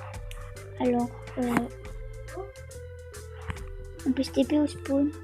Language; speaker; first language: French; native; French